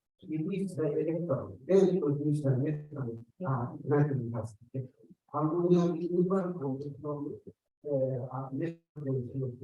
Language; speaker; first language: English; non-native, learner; Indonesian